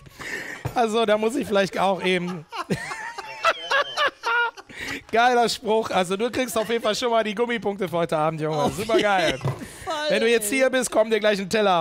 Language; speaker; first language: German; native; German